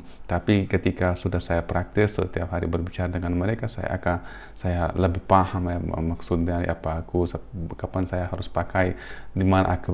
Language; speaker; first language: Indonesian; non-native, fluent; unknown